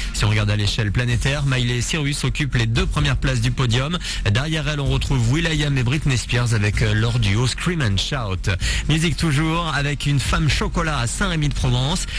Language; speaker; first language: French; native; French